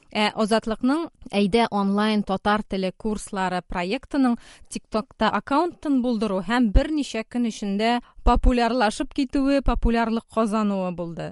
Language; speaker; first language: Tatar; native; Tatar